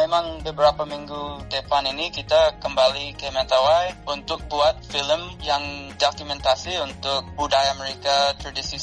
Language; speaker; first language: Indonesian; non-native, fluent; English